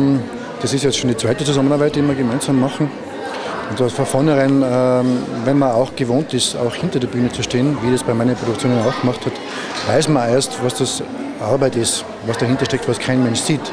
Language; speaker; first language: German; native; German